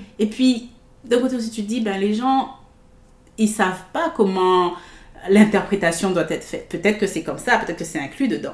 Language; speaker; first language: French; native; French